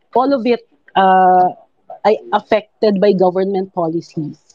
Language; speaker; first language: Filipino; non-native, local second language; Cebuano